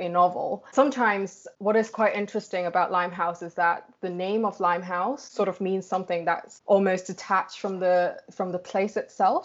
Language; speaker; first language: English; non-native, local second language; Cantonese